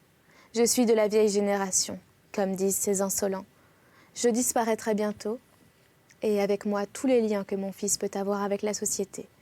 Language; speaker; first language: French; native; French